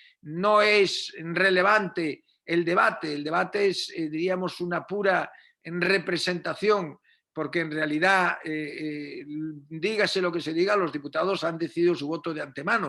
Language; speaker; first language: Spanish; native; Spanish